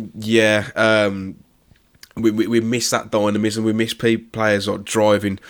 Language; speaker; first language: English; native; English